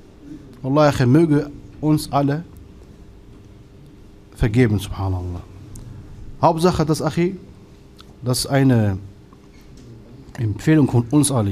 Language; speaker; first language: German; non-native, fluent; Arabic